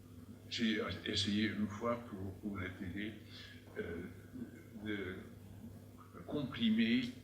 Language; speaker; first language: French; non-native, fluent; Dutch